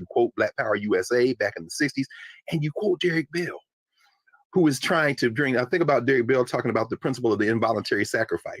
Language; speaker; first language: English; native; English